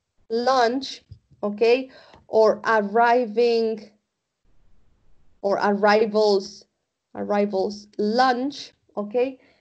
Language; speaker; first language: English; non-native, fluent; Spanish